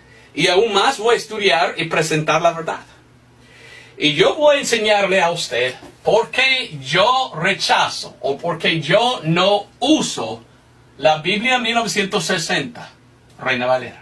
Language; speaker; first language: Spanish; non-native, fluent; English